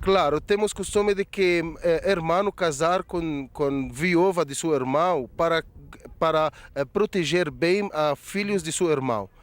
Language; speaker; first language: Portuguese; non-native, fluent; Arabic